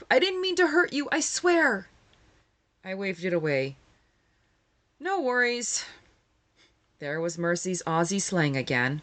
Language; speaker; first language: English; native; English